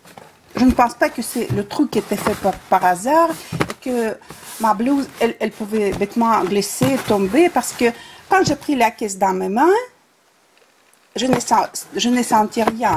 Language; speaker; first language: French; non-native, fluent; Russian